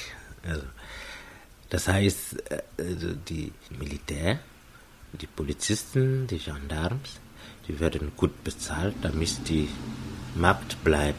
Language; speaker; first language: German; non-native, fluent; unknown